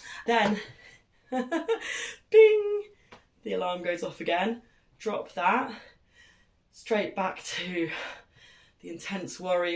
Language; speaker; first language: English; native; English